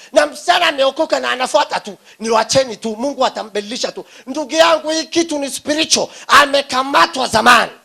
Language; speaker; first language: Swahili; non-native, local second language; Somali